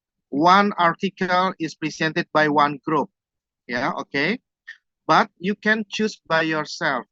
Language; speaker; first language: English; non-native, fluent; Indonesian